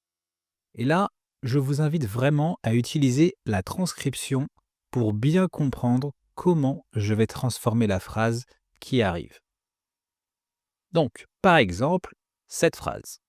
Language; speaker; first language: French; native; French